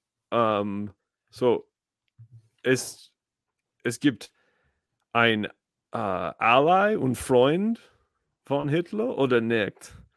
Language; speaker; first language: German; non-native, learner; English